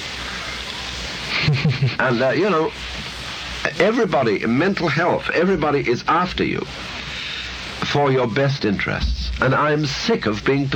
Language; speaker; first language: English; native; English